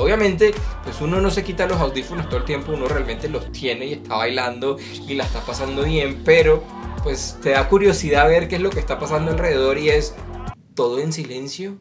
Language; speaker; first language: Spanish; native; Spanish